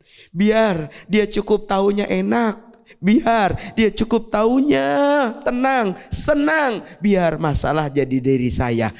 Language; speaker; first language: Indonesian; native; Indonesian